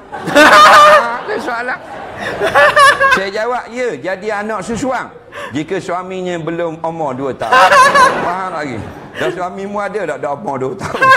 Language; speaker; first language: Malay; native; Malay